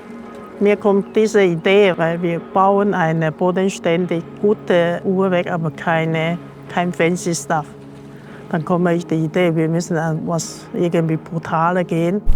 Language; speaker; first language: German; non-native, learner; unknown